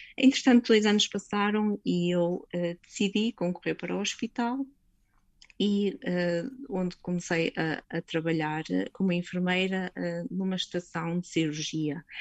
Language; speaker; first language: Portuguese; native; Portuguese